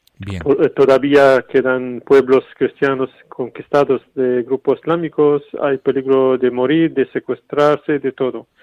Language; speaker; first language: Spanish; non-native, fluent; Arabic